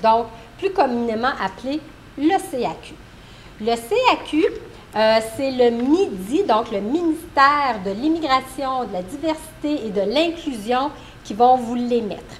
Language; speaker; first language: French; native; French